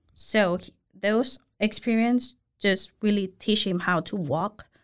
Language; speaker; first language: English; non-native, learner; Thai